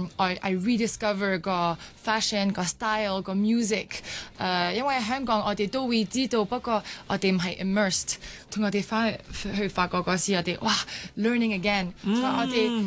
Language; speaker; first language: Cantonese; non-native, local second language; French